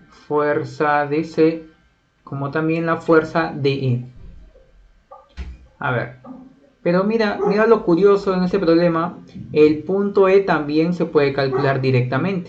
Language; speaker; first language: Spanish; native; Spanish